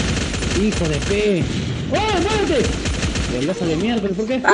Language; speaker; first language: Spanish; native; Spanish